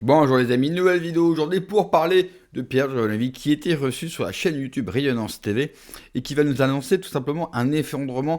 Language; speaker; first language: French; native; French